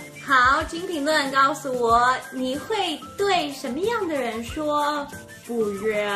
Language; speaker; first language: Chinese; non-native, fluent; English